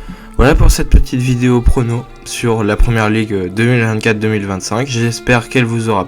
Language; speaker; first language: French; native; French